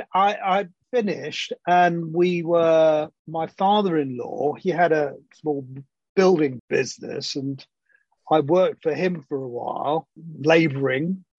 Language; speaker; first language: English; early bilingual, other home language; Greek